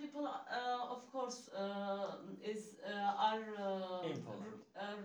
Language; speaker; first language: English; non-native, learner; Turkish